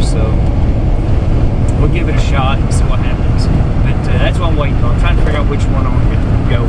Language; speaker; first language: English; native; English